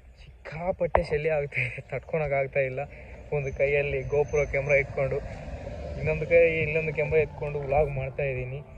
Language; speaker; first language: Kannada; non-native, local second language; Telugu